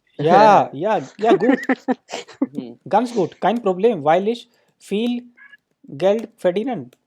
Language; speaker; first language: German; non-native, fluent; Hindi